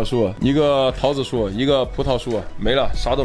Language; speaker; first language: Chinese; native; Chinese